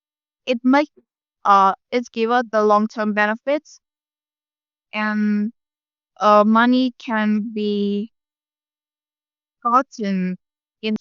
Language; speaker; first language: English; non-native, learner; Vietnamese